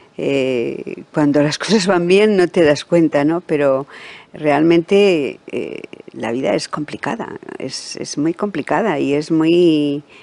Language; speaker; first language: Spanish; native; Spanish